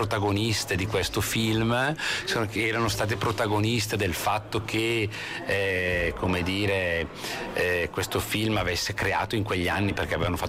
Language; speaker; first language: Italian; native; Italian